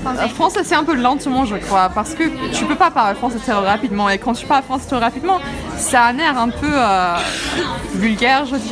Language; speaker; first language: French; non-native, fluent; Turkish